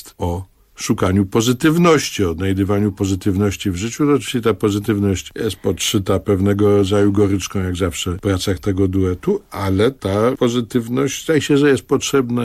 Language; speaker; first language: Polish; native; Polish